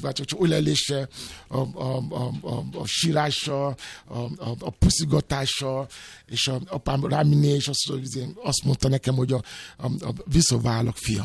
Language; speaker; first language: Hungarian; non-native, fluent; Yoruba